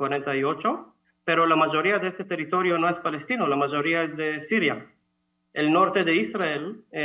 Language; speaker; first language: Spanish; non-native, fluent; Hebrew